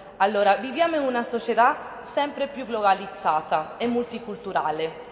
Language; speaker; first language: Italian; non-native, fluent; Spanish